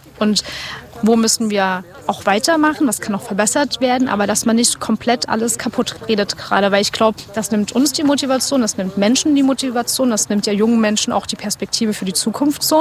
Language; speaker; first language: German; native; German